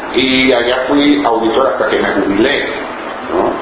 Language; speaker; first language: Spanish; non-native, local second language; English